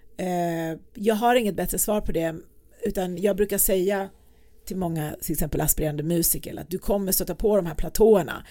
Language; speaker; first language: Swedish; early bilingual, other home language; Persian